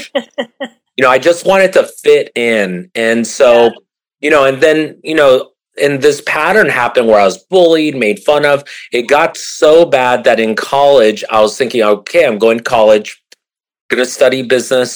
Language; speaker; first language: English; early bilingual, other home language; Japanese